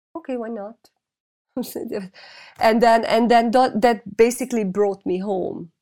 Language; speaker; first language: English; non-native, fluent; Hungarian